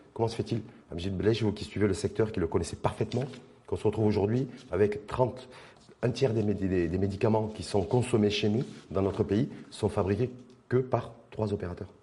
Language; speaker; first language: French; non-native, local second language; Arabic